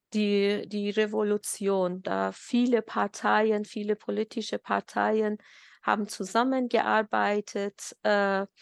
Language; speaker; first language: German; non-native, fluent; Persian